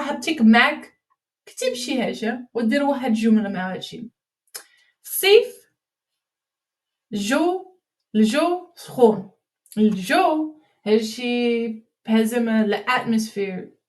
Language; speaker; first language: Arabic; non-native, learner; English